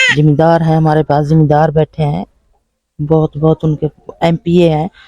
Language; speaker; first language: Urdu; non-native, local second language; Punjabi